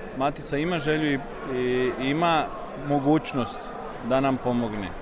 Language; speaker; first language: Serbian; early bilingual, heritage; Serbian